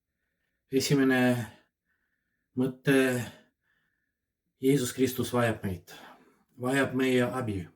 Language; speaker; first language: Estonian; non-native, fluent; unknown